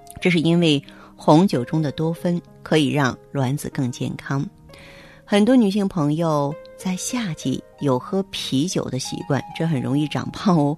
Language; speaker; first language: Chinese; native; Chinese